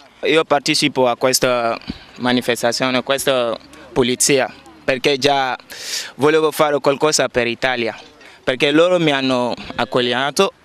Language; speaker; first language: Italian; non-native, learner; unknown